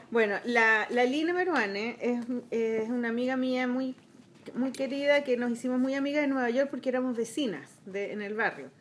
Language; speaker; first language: Spanish; native; Spanish